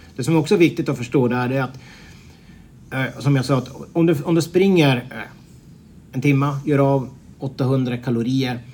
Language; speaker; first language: Swedish; native; Swedish